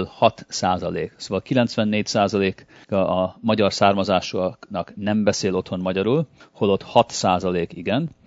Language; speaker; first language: Hungarian; early bilingual, heritage; Hungarian